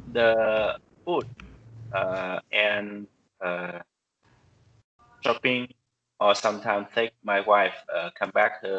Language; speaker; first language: English; non-native, learner; Vietnamese